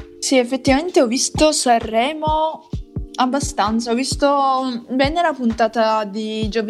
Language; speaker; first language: Italian; native; Italian